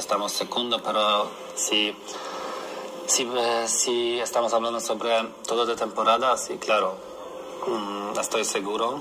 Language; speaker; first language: Spanish; non-native, learner; Polish